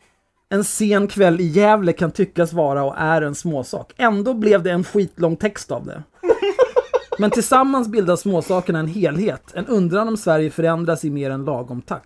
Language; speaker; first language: Swedish; native; Swedish